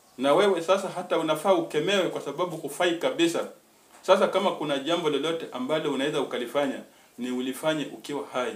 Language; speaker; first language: Swahili; native; Swahili